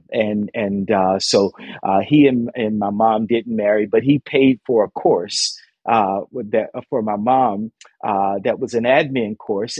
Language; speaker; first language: English; native; English